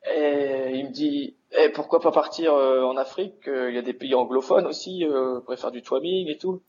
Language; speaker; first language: French; native; French